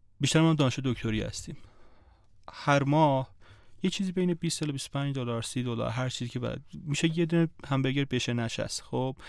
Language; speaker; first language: Persian; native; Persian